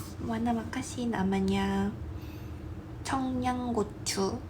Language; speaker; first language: Indonesian; non-native, fluent; Korean